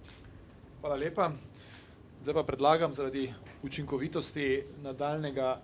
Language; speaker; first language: Slovenian; native; Slovenian